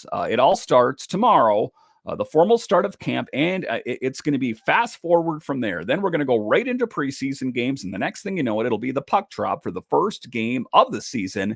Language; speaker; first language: English; native; English